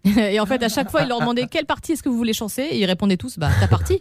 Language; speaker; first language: French; native; French